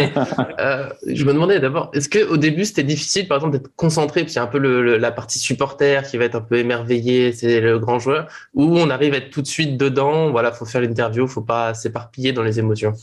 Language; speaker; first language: French; native; French